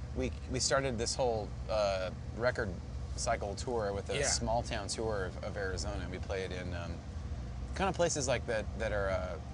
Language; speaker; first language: English; native; English